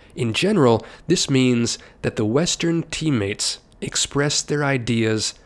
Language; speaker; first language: English; native; English